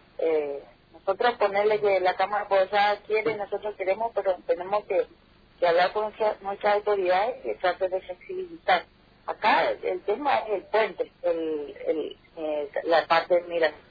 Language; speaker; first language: Spanish; native; Spanish